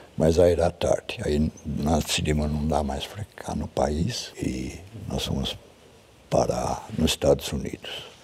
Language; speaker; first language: Portuguese; early bilingual, other home language; German